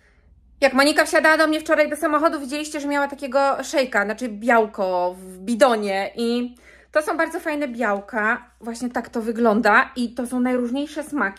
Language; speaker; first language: Polish; native; Polish